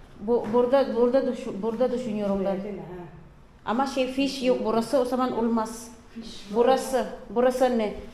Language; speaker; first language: Turkish; non-native, learner; Filipino